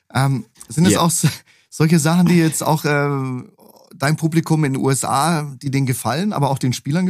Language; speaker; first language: German; native; German